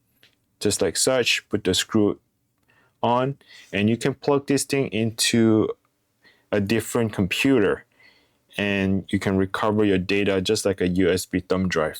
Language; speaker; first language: English; non-native, fluent; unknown